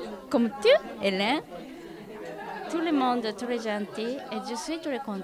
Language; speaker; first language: French; non-native, learner; Japanese